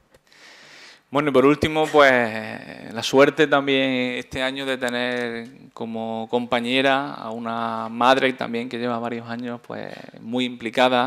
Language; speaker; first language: Spanish; native; Spanish